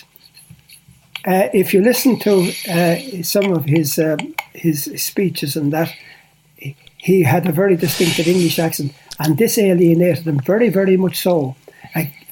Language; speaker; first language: English; native; English